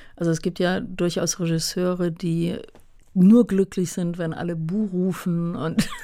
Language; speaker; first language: German; native; German